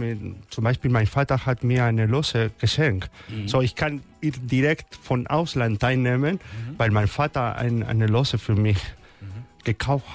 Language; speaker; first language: German; non-native, fluent; Spanish